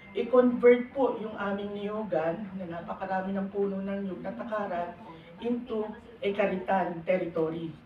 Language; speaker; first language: Filipino; native; Filipino